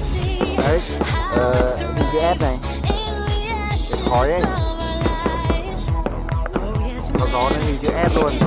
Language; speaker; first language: Vietnamese; native; Vietnamese